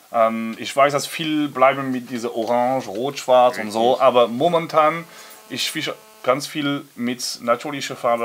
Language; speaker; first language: German; non-native, learner; French